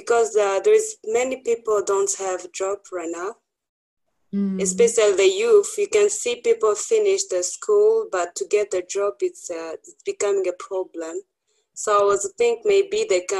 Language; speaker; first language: English; non-native, local second language; Kinyarwanda